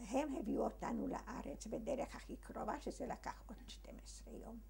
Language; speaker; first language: Hebrew; early bilingual, other home language; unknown